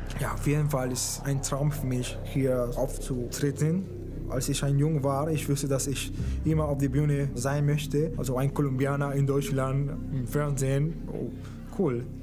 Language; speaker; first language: German; non-native, learner; Spanish